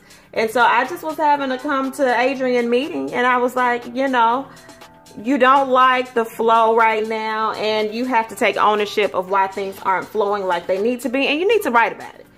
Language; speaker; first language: English; native; English